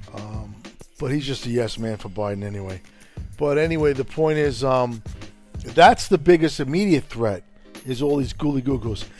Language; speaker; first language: English; non-native, fluent; Italian